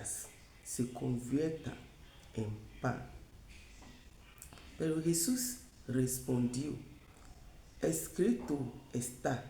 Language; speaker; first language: Spanish; non-native, fluent; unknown